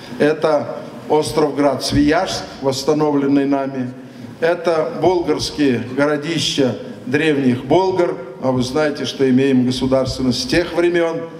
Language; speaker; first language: Russian; non-native, local second language; Tatar